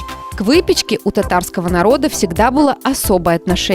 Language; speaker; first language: Russian; native; Russian